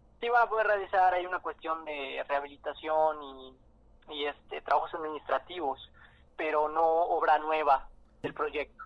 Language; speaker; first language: Spanish; native; Spanish